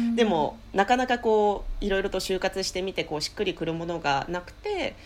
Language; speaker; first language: Japanese; early bilingual, heritage; Finnish